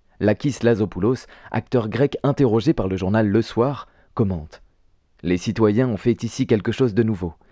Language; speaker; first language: French; native; French